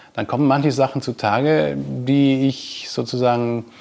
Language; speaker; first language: German; native; German